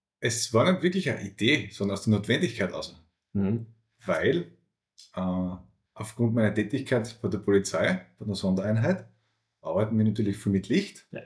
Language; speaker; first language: German; native; German